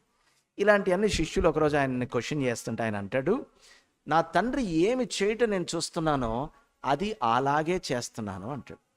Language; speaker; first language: Telugu; native; Telugu